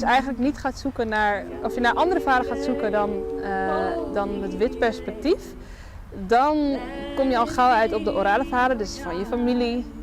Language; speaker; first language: Dutch; native; Dutch